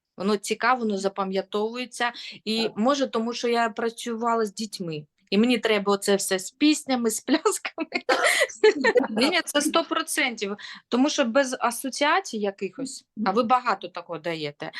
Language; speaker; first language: Ukrainian; non-native, local second language; Russian